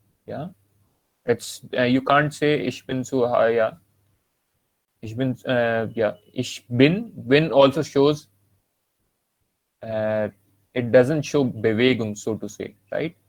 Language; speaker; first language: German; non-native, learner; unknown